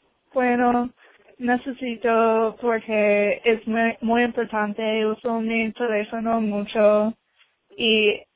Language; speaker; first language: Spanish; non-native, learner; English